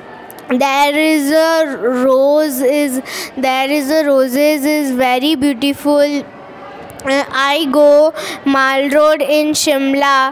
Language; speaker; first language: English; non-native, learner; Hindi